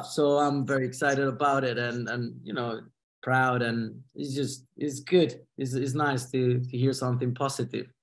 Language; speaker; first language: English; non-native, fluent; Spanish